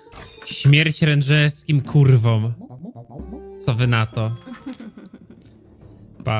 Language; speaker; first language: Polish; native; Polish